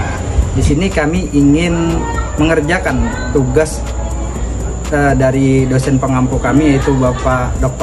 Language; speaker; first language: Indonesian; non-native, local second language; Banjar